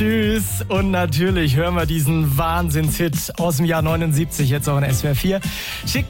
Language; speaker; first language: German; native; German